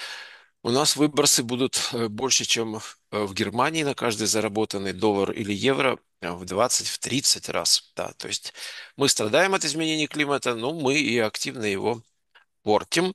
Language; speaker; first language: Russian; native; Russian